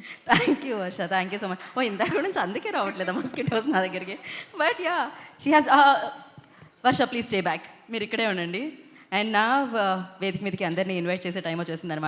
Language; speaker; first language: Telugu; native; Telugu